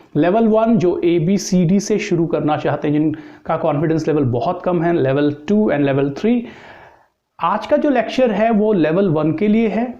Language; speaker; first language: Hindi; native; Hindi